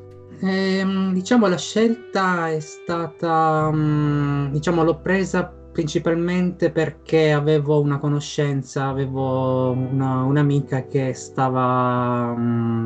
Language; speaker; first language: Italian; native; Italian